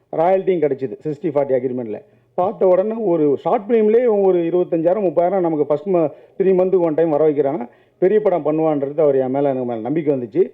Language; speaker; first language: Tamil; native; Tamil